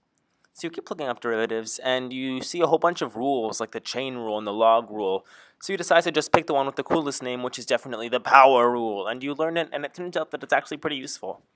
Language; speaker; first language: English; native; English